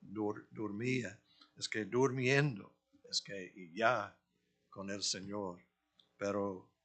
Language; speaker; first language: Spanish; non-native, fluent; English